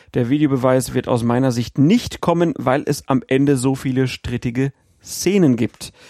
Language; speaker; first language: German; native; German